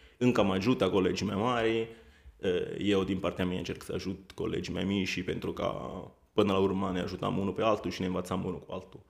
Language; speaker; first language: Romanian; non-native, fluent; Italian